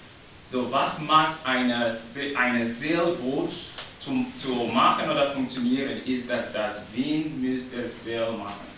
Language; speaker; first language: German; non-native, learner; English